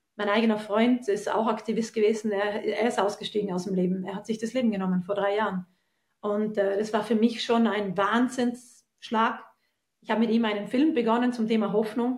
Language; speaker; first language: German; native; German